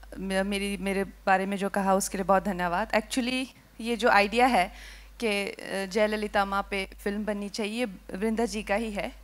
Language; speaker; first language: Hindi; native; Hindi